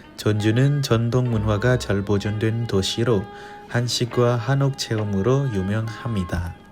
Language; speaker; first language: Korean; non-native, fluent; Indonesian